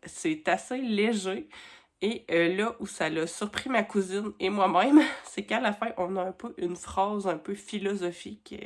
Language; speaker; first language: French; native; French